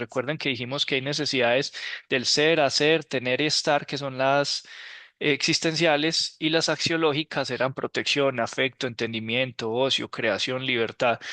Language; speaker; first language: Spanish; native; Spanish